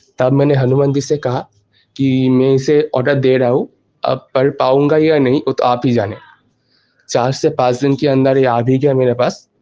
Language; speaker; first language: Hindi; non-native, local second language; Bangla